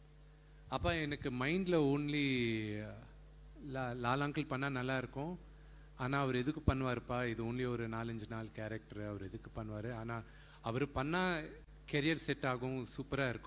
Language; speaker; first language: Tamil; non-native, local second language; Telugu